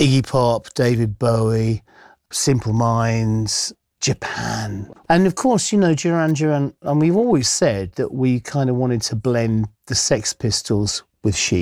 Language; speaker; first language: English; native; English